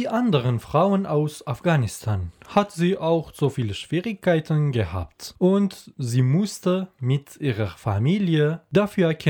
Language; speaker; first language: German; non-native, learner; Persian